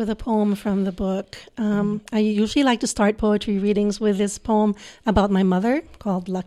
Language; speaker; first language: English; non-native, local second language; Filipino